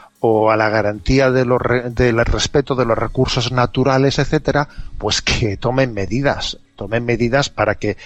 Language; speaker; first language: Spanish; native; Spanish